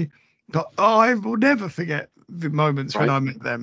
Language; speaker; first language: English; native; English